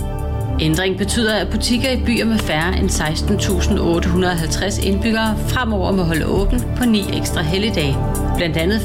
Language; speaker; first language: Danish; native; Danish